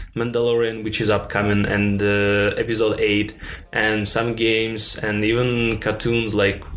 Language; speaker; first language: English; non-native, fluent; Russian